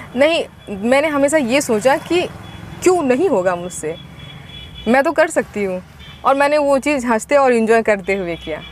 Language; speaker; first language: Hindi; native; Hindi